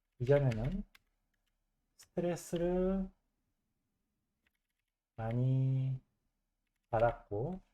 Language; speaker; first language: Korean; non-native, fluent; English